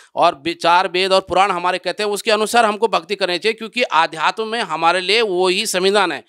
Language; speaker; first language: Hindi; native; Hindi